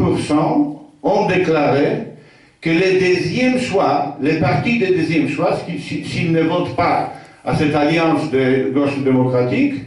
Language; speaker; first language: French; non-native, fluent; Polish